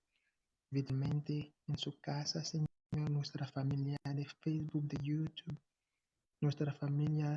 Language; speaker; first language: Spanish; non-native, fluent; English